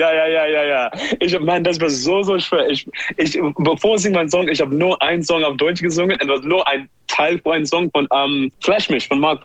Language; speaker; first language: German; non-native, learner; English